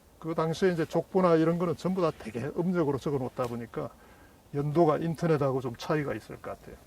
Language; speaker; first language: Korean; native; Korean